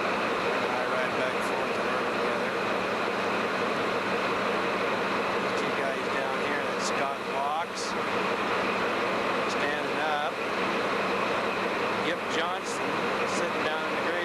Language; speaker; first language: English; native; English